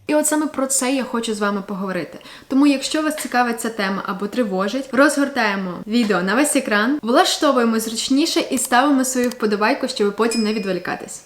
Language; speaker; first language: Ukrainian; native; Ukrainian